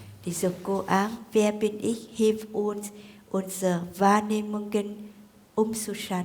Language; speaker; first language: German; non-native, fluent; Vietnamese